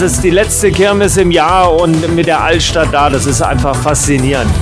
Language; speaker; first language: German; native; German